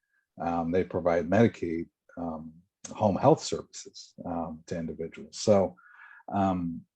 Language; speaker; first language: English; native; English